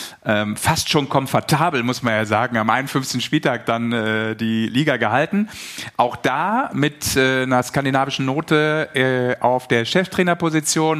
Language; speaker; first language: German; native; German